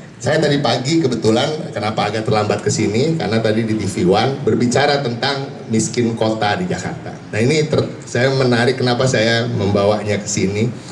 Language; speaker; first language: Indonesian; native; Indonesian